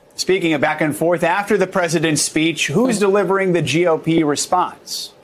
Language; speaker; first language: English; native; English